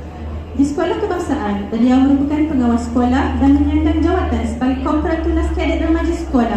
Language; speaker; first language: Malay; native; Malay